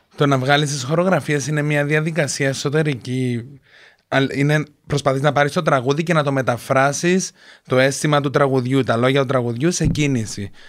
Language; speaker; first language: Greek; native; Greek